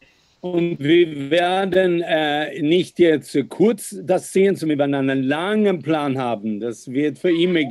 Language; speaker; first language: German; non-native, fluent; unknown